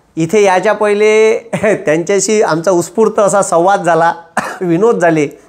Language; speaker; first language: Marathi; native; Marathi